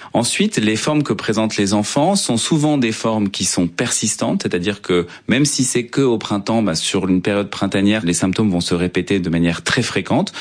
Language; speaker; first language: French; native; French